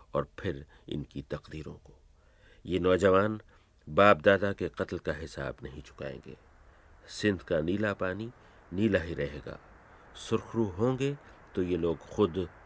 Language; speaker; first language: Urdu; native; Urdu